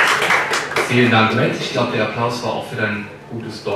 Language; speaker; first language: German; native; German